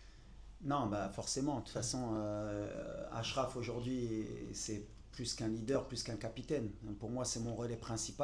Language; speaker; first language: French; native; French